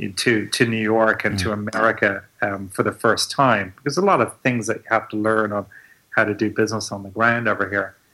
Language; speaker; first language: English; native; English